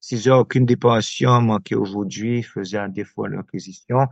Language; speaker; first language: French; non-native, local second language; Haitian Creole